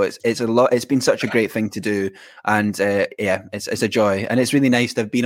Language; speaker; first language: English; native; English